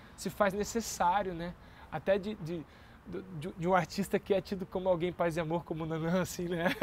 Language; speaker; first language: Portuguese; native; Portuguese